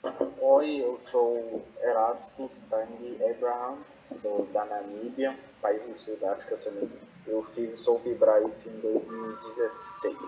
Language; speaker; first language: Portuguese; non-native, fluent; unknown